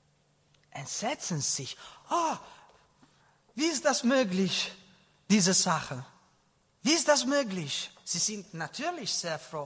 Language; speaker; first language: German; non-native, learner; Italian